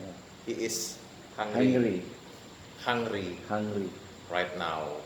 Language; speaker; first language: English; non-native, fluent; Indonesian